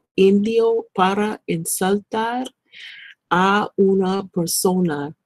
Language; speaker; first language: Spanish; non-native, learner; English